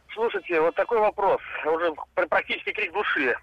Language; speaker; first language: Russian; native; Russian